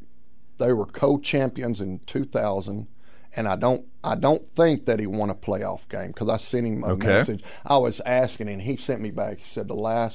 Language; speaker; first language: English; native; English